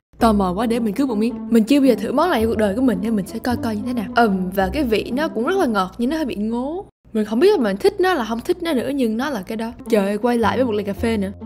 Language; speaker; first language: Vietnamese; early bilingual, heritage; Vietnamese